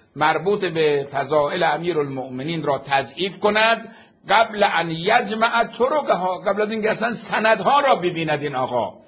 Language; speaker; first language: Persian; native; Persian